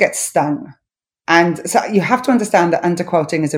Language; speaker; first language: English; non-native, local second language; Welsh